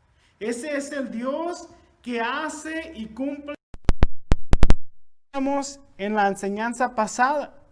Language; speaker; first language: Spanish; native; Spanish